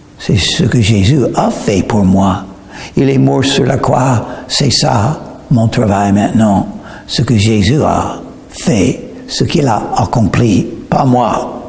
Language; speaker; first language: French; non-native, fluent; English